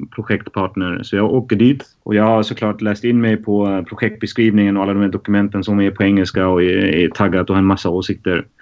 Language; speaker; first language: Swedish; non-native, fluent; German